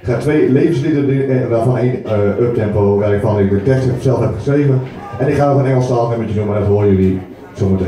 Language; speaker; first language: Dutch; native; Dutch